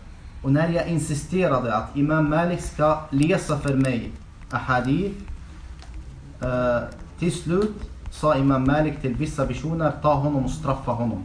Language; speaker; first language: Swedish; non-native, fluent; Arabic